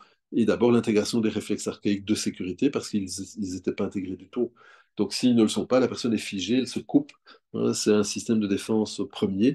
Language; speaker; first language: French; native; French